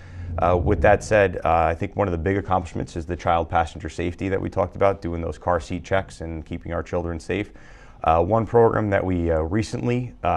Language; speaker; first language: English; native; English